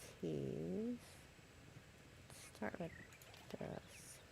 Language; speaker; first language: English; native; English